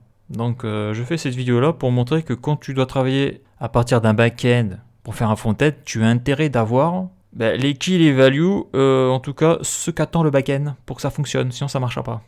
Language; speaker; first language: French; native; French